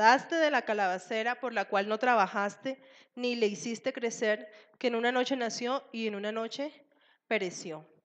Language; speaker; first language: Spanish; native; Spanish